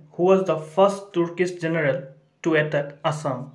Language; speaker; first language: English; non-native, local second language; Assamese